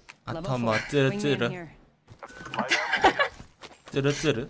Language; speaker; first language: Japanese; non-native, learner; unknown